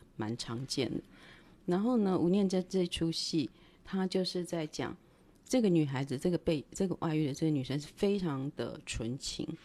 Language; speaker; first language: Chinese; non-native, local second language; Min Nan Chinese